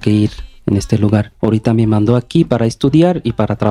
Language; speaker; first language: Spanish; non-native, learner; Bangla